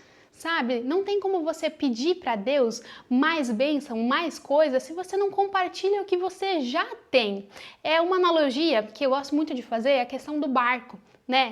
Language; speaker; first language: Portuguese; native; Portuguese